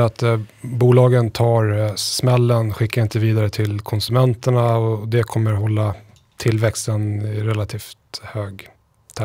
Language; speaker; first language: Swedish; native; Swedish